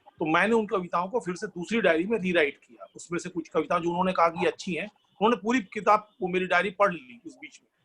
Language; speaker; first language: Hindi; non-native, local second language; Bangla